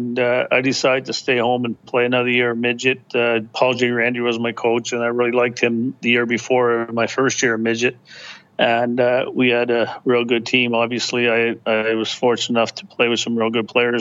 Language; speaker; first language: English; native; English